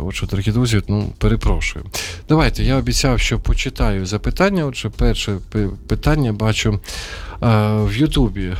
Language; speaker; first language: Ukrainian; non-native, local second language; Russian